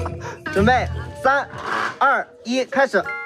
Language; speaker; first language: Chinese; native; Chinese